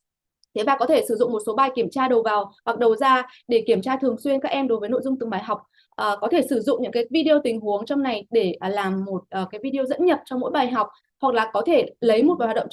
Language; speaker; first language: Vietnamese; native; Vietnamese